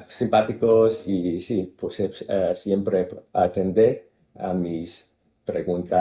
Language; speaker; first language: Spanish; non-native, fluent; Cantonese